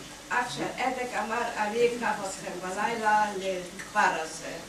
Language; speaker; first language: Hebrew; non-native, fluent; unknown